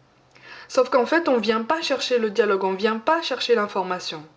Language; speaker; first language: French; native; French